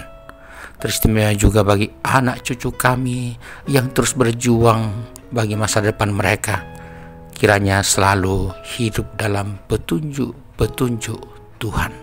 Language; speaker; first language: Indonesian; native; Indonesian